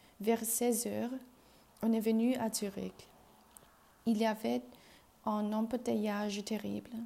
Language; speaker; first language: French; non-native, learner; Chinese